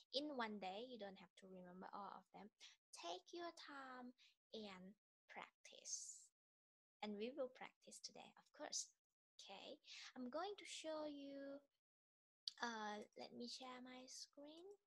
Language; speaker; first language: English; non-native, fluent; Thai